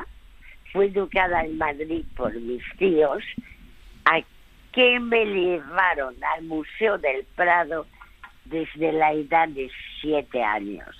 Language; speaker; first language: Spanish; early bilingual, other home language; French